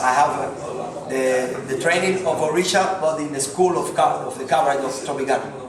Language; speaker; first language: English; non-native, learner; Spanish